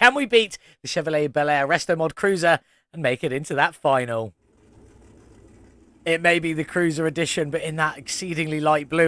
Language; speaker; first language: English; native; English